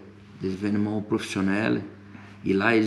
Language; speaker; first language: French; non-native, fluent; Portuguese